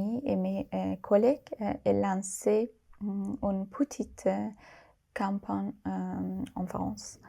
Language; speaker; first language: French; non-native, fluent; Persian